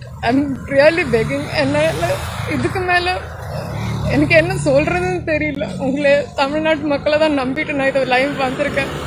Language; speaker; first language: Tamil; non-native, local second language; Malayalam